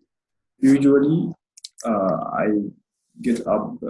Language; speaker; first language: English; non-native, learner; Arabic